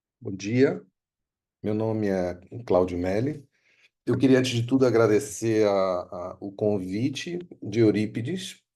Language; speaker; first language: Portuguese; early bilingual, other home language; Italian